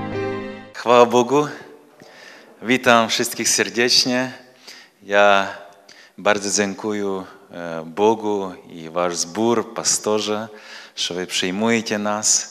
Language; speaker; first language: Polish; non-native, learner; Ukrainian